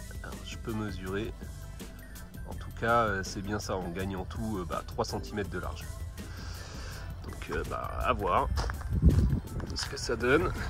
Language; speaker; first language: French; native; French